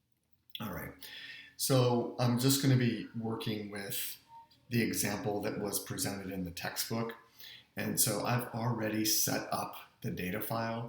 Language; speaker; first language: English; native; English